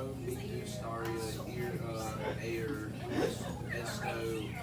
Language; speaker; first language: Spanish; non-native, learner; English